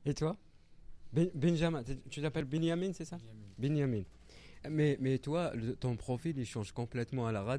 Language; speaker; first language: French; native; French